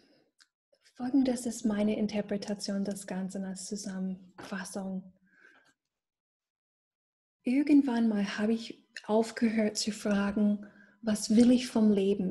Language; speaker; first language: German; non-native, fluent; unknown